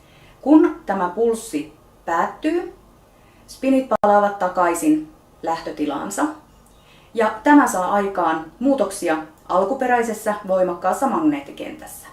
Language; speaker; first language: Finnish; native; Finnish